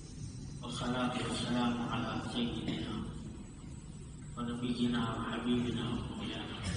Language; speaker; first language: Arabic; non-native, fluent; Urdu